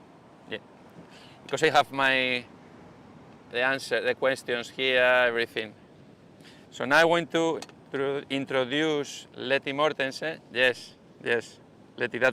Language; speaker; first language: English; non-native, fluent; Spanish